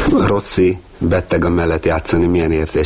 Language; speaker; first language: Hungarian; native; Hungarian